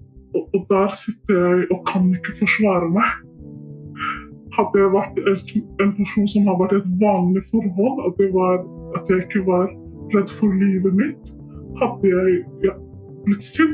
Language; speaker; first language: Norwegian; non-native, fluent; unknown